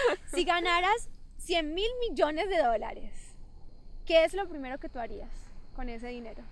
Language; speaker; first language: Spanish; native; Spanish